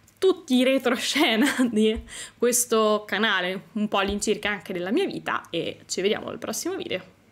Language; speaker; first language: Italian; native; Italian